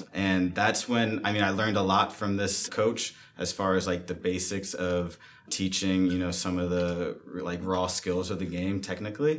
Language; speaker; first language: English; native; English